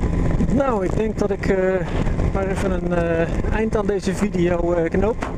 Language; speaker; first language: Dutch; native; Dutch